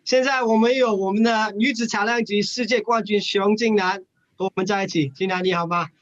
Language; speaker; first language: Chinese; early bilingual, heritage; English